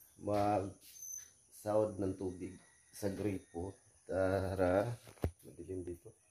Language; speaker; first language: Filipino; non-native, local second language; Cebuano